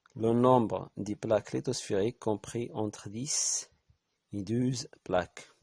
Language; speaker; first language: French; non-native, local second language; Arabic